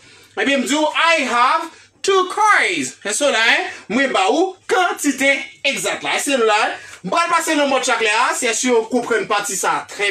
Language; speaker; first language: French; non-native, local second language; Haitian Creole